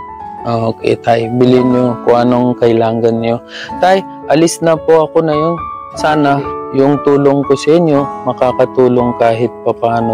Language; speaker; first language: Filipino; non-native, learner; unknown